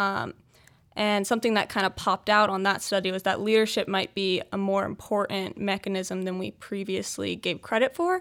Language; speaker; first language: English; native; English